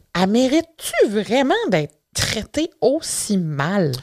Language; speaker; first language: French; native; French